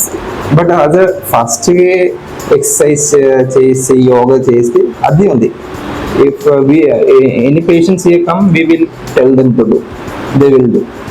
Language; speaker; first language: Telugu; non-native, learner; Malayalam